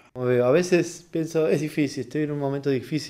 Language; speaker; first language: Spanish; non-native, fluent; German